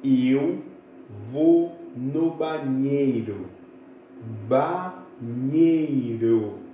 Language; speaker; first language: Portuguese; non-native, fluent; Haitian Creole